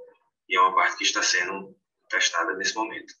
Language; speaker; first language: Portuguese; native; Portuguese